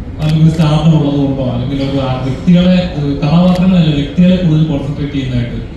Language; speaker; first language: Malayalam; native; Malayalam